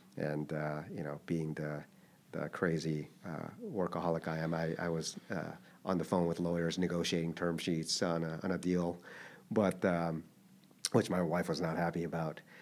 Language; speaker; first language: English; early bilingual, other home language; Korean